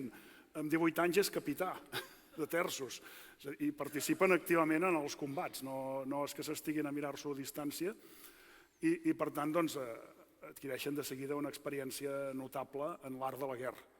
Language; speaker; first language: Catalan; native; Catalan